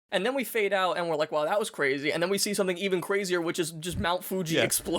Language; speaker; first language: English; native; English